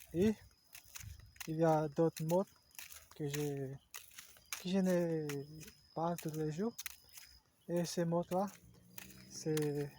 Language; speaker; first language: French; non-native, learner; Portuguese